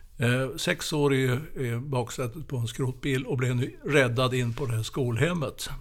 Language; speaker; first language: Swedish; native; Swedish